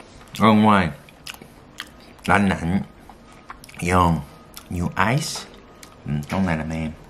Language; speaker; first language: Vietnamese; non-native, learner; Korean